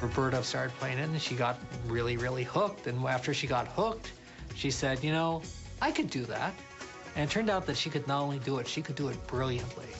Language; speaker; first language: English; native; English